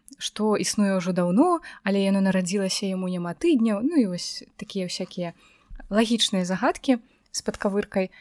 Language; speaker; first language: Belarusian; non-native, local second language; Russian